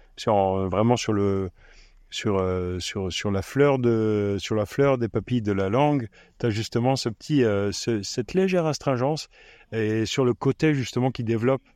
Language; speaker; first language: French; native; French